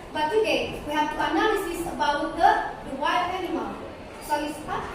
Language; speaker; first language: English; non-native, learner; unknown